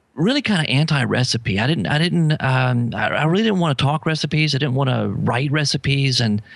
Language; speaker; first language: English; native; English